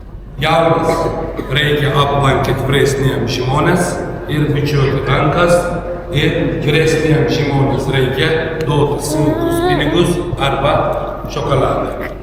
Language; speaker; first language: Lithuanian; non-native, learner; Turkish